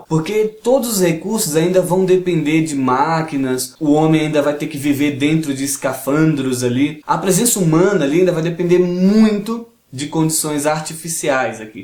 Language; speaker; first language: Portuguese; native; Portuguese